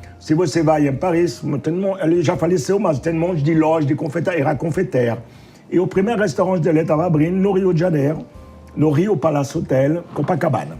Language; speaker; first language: Portuguese; non-native, fluent; French